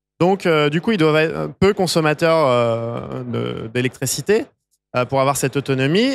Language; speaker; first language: French; native; French